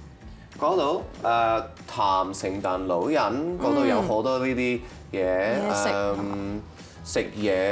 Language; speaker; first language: Cantonese; non-native, local second language; French